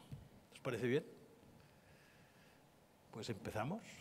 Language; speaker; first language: Spanish; native; Spanish